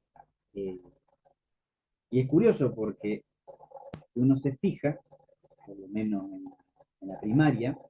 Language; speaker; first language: Spanish; native; Spanish